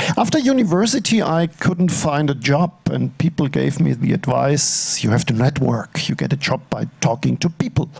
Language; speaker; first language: English; non-native, fluent; German